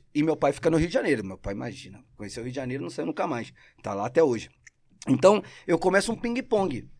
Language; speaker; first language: Portuguese; non-native, local second language; Spanish